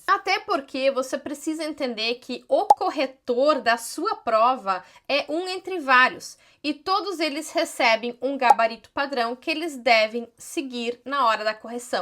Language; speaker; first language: Portuguese; native; Portuguese